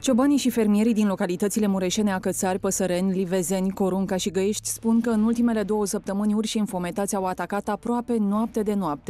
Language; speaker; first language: Romanian; native; Romanian